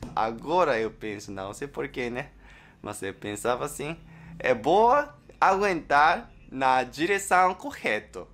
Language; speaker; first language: Portuguese; non-native, learner; Japanese